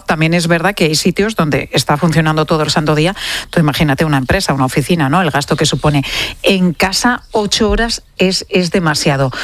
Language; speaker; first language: Spanish; native; Spanish